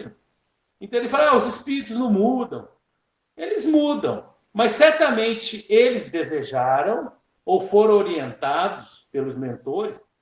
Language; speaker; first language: Portuguese; native; Portuguese